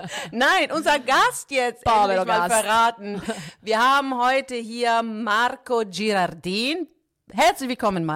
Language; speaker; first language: German; non-native, fluent; Italian